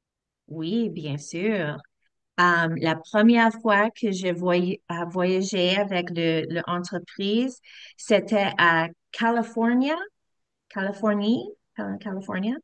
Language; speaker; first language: French; non-native, learner; English